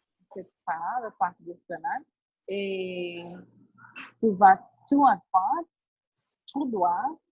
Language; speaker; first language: French; non-native, learner; Portuguese